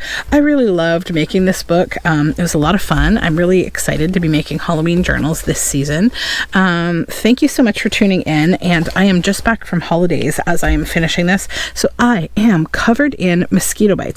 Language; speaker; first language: English; native; English